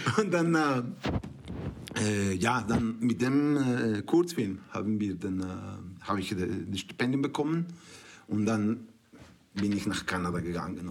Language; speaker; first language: German; non-native, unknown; Spanish